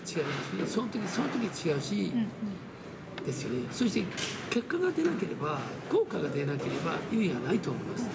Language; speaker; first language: Japanese; early bilingual, other home language; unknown